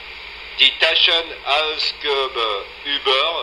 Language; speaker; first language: German; non-native, learner; French